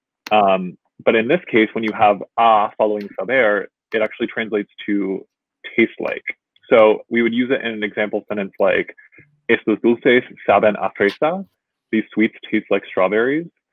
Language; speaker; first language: English; native; English